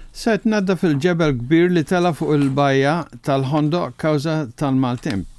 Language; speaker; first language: Maltese; native; Maltese